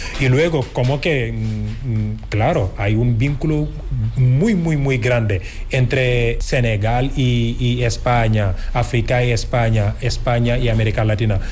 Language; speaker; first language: Spanish; non-native, fluent; Wolof